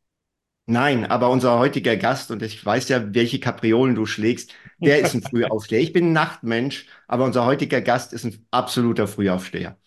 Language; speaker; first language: German; native; German